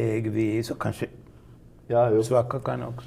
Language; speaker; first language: Swedish; non-native, local second language; Finnish